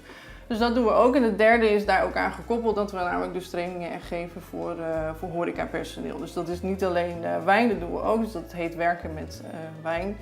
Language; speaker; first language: Dutch; native; Dutch